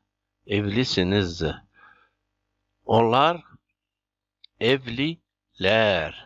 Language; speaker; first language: Turkish; non-native, fluent; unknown